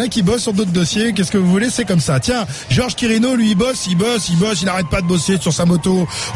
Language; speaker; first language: French; native; French